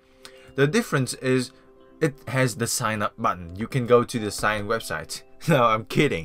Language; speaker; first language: English; non-native, fluent; Vietnamese